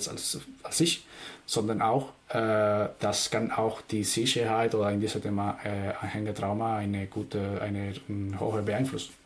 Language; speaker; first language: German; non-native, fluent; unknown